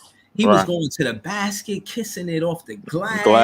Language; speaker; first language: English; native; English